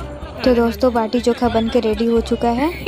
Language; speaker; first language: Hindi; native; Hindi